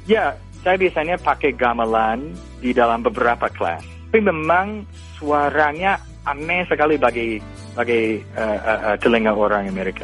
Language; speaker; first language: Indonesian; non-native, fluent; English